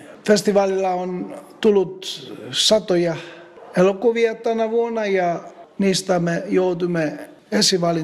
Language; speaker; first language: Finnish; non-native, fluent; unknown